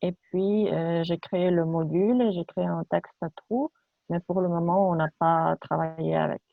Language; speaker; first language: French; non-native, fluent; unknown